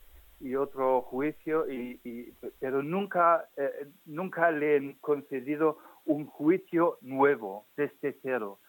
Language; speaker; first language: Spanish; non-native, fluent; German